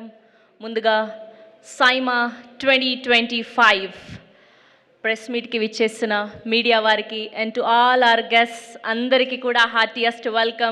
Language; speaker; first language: Telugu; native; Telugu